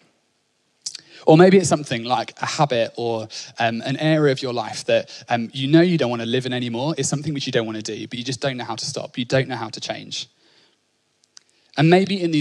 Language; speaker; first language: English; native; English